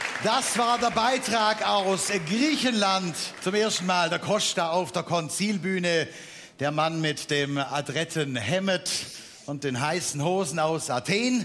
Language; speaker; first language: German; native; German